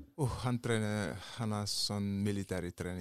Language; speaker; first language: Norwegian; non-native, learner; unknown